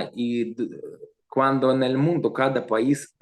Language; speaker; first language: Spanish; non-native, learner; Russian